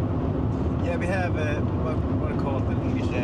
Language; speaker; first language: English; non-native, fluent; Swedish